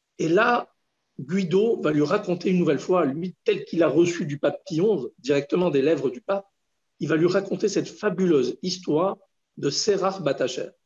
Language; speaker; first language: French; native; French